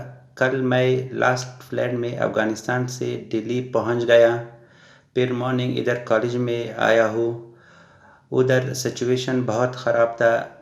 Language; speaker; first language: Hindi; non-native, learner; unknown